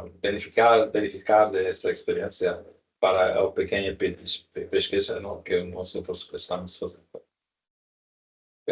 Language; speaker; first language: Portuguese; non-native, learner; Spanish